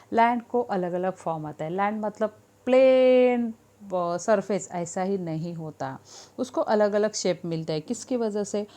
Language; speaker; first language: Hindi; non-native, local second language; Marathi